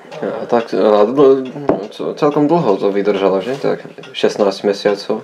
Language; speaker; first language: Polish; non-native, learner; Slovak